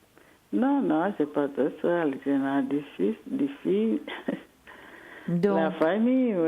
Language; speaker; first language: French; non-native, learner; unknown